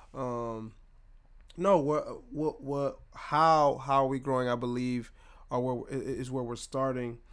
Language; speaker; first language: English; native; English